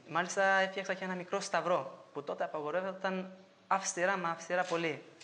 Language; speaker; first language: Greek; non-native, fluent; Albanian